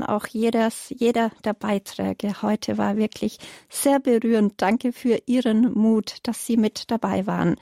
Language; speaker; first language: German; native; German